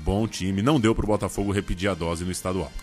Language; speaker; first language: Portuguese; native; Portuguese